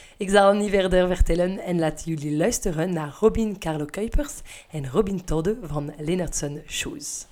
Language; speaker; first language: Dutch; non-native, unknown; French